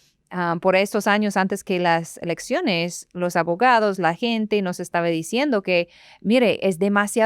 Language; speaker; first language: Spanish; non-native, fluent; English